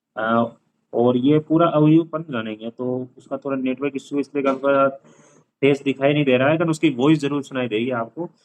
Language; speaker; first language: Hindi; native; Hindi